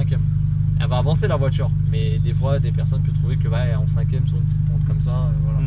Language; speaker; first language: French; native; French